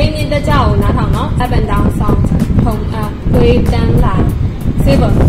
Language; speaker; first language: Vietnamese; non-native, learner; Burmese